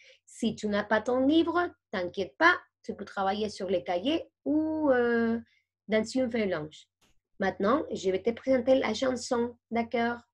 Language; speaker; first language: French; non-native, fluent; Spanish